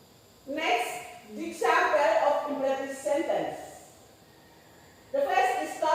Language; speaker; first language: English; non-native, learner; Indonesian